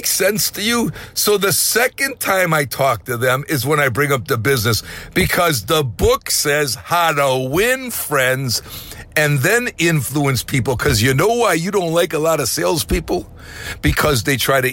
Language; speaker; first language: English; native; English